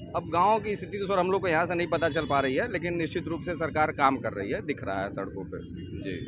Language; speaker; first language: Hindi; native; Hindi